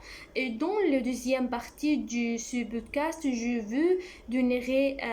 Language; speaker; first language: French; non-native, learner; Arabic